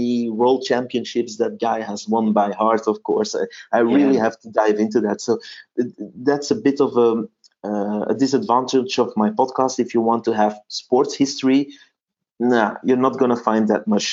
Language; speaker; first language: English; non-native, fluent; Dutch